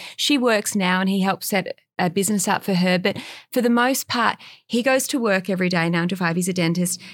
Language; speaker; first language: English; native; English